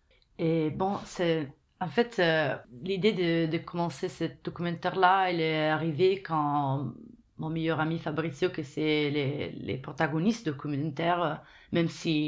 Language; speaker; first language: French; non-native, fluent; Italian